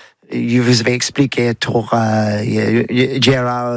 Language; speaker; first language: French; non-native, learner; English